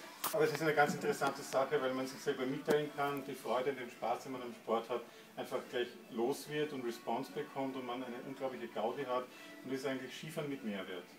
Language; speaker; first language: German; native; German